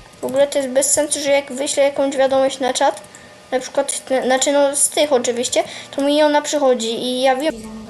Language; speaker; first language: Polish; native; Polish